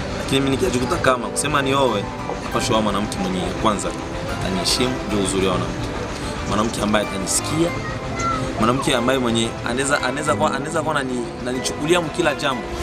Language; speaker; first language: Swahili; native; Swahili